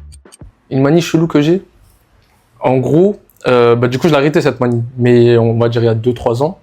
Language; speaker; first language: French; native; French